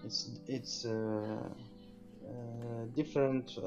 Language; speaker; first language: English; non-native, learner; Arabic